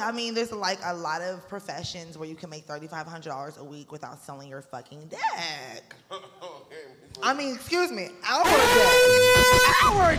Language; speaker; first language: English; native; English